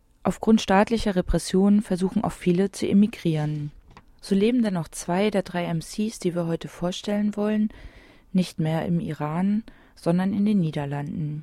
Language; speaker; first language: German; native; German